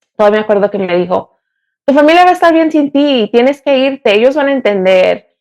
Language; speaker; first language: Spanish; early bilingual, heritage; Spanish